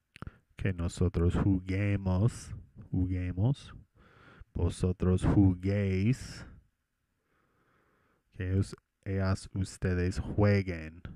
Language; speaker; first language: Spanish; non-native, fluent; English